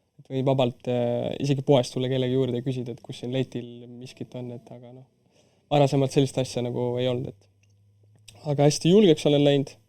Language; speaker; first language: Estonian; non-native, local second language; Russian